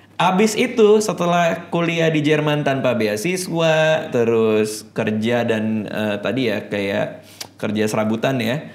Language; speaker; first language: Indonesian; native; Indonesian